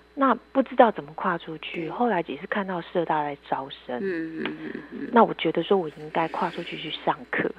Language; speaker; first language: Chinese; native; Chinese